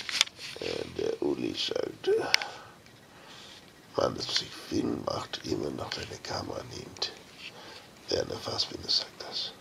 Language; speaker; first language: German; non-native, learner; English